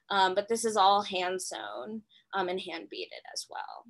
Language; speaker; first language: English; native; English